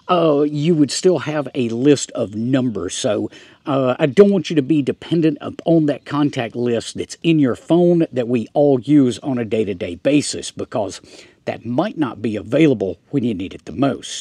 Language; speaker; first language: English; native; English